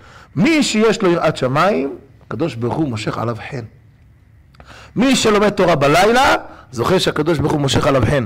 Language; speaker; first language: Hebrew; native; Hebrew